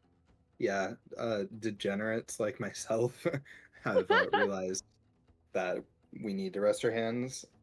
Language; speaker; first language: English; native; English